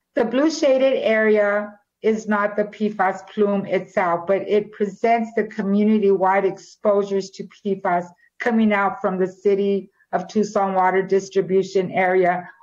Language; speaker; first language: English; native; English